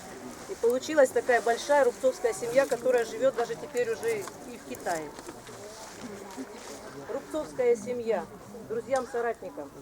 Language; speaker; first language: Russian; native; Russian